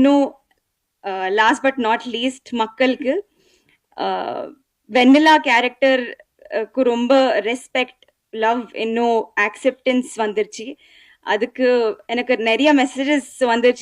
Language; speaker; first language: Tamil; non-native, fluent; Telugu